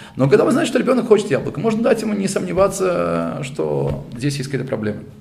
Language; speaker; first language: Russian; early bilingual, heritage; Russian